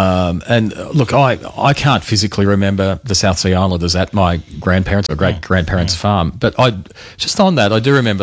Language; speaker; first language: English; native; English